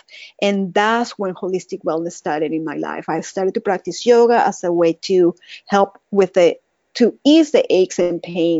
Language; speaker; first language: English; non-native, fluent; Spanish